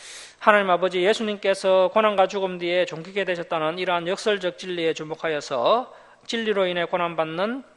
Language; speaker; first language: Korean; native; Korean